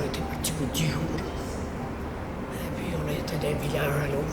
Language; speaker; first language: French; native; French